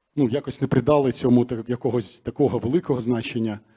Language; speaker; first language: Ukrainian; native; Ukrainian